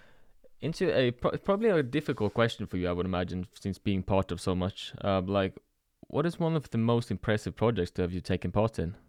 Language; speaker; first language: English; non-native, fluent; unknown